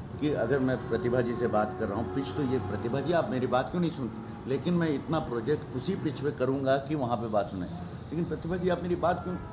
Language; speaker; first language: Hindi; native; Hindi